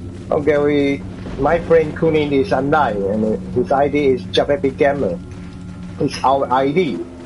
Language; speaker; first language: English; non-native, learner; Chinese